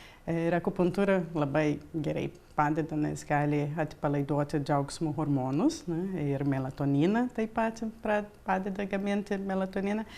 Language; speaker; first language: Lithuanian; early bilingual, heritage; Lithuanian